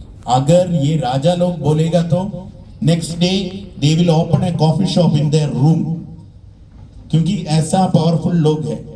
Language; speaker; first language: Hindi; non-native, learner; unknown